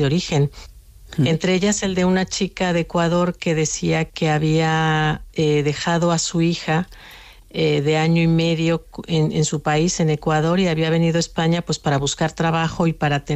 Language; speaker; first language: Spanish; native; Spanish